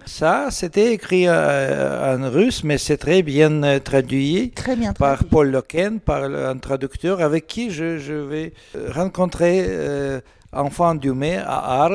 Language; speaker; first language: French; non-native, learner; Russian